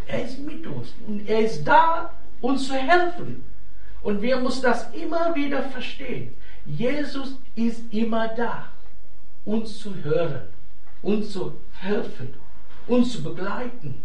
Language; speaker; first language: German; non-native, fluent; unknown